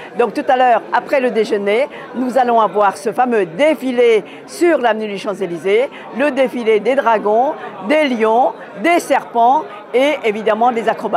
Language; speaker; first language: French; native; French